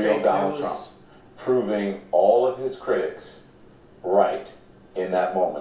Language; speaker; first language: English; native; English